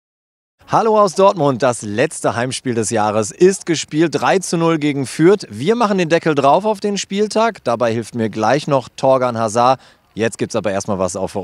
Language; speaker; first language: German; native; German